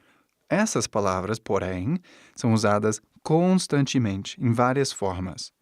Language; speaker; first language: Portuguese; non-native, fluent; English